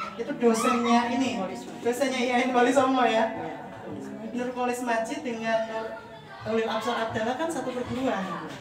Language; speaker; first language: Indonesian; non-native, fluent; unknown